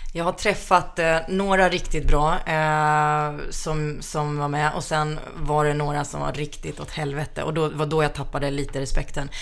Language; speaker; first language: Swedish; early bilingual, other home language; Finnish